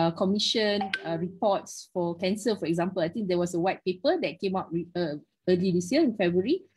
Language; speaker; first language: English; non-native, local second language; Malay